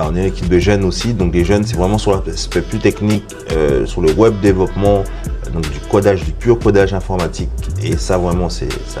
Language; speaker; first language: French; non-native, local second language; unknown